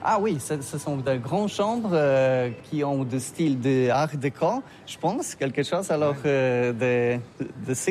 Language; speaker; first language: French; non-native, learner; Polish